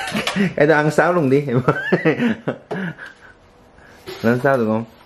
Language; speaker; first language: Vietnamese; non-native, learner; Korean